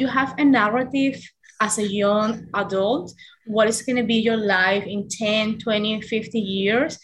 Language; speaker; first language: English; non-native, fluent; Spanish